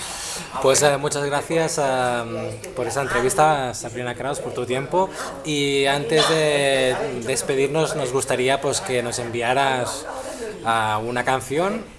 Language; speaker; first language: Spanish; non-native, local second language; Catalan